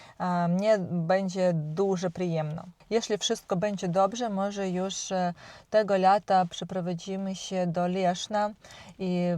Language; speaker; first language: Polish; non-native, learner; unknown